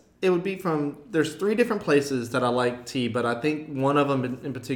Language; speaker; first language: English; native; English